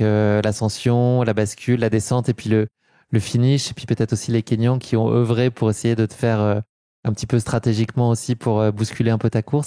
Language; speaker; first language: French; native; French